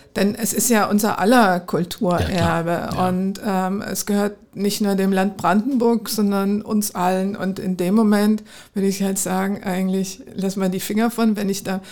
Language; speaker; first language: German; native; German